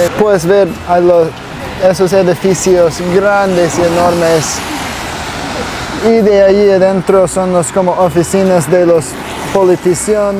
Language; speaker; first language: Spanish; non-native, learner; English